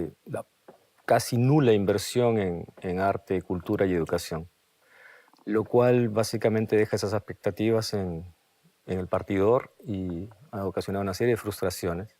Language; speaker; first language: Spanish; native; Spanish